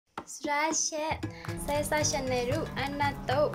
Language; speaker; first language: Japanese; non-native, learner; Burmese